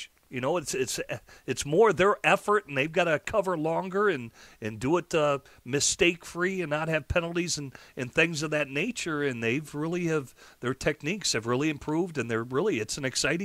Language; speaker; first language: English; native; English